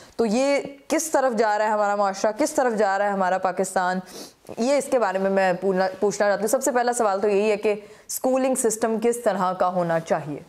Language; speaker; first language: Urdu; native; Urdu